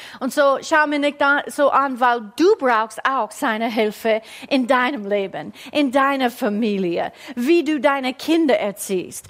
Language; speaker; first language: German; non-native, fluent; English